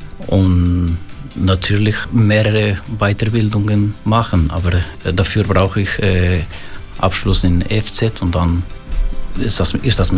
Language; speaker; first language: German; non-native, local second language; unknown